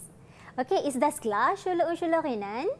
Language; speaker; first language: German; non-native, fluent; Malay